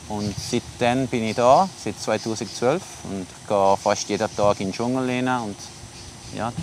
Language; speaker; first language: German; non-native, local second language; Italian